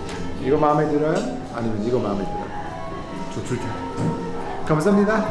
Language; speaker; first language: Korean; non-native, fluent; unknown